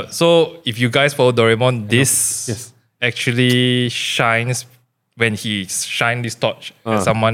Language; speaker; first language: English; non-native, local second language; Min Nan Chinese